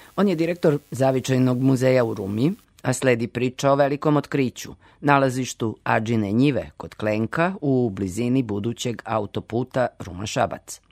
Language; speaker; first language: Serbian; native; Serbian